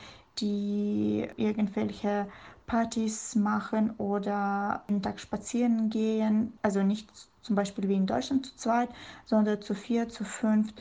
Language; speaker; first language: German; non-native, fluent; Russian